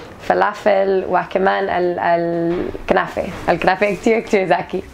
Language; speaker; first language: Arabic; non-native, learner; English